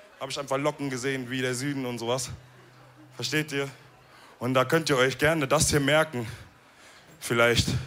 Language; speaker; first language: German; early bilingual, other home language; Wolof